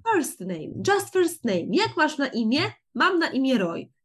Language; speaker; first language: Polish; native; Polish